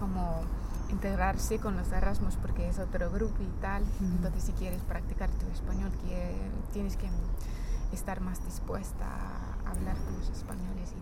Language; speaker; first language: Spanish; non-native, fluent; English